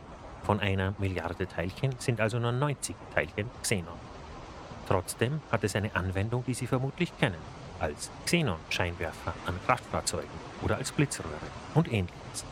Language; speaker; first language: German; native; German